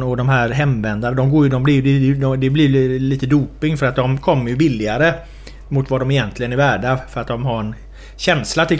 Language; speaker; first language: Swedish; native; Swedish